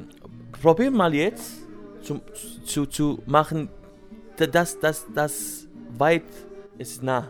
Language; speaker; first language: German; non-native, learner; Arabic